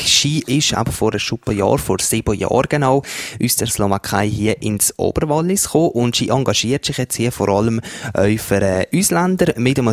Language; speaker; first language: German; native; German